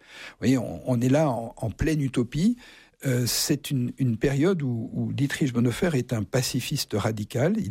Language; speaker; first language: French; native; French